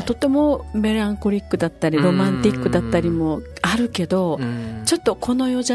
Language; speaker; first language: Japanese; native; Japanese